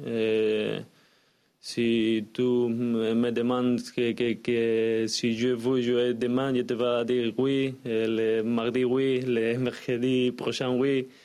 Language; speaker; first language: French; non-native, learner; Spanish